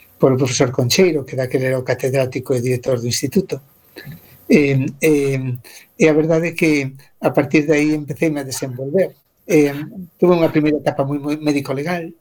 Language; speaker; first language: Galician; native; Galician